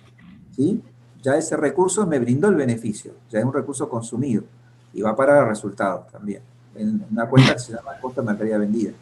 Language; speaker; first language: Spanish; native; Spanish